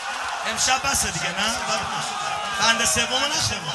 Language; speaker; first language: Persian; native; Persian